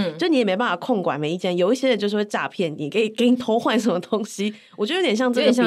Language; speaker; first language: Chinese; native; Chinese